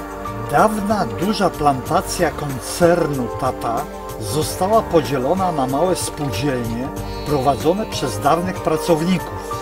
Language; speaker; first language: Polish; native; Polish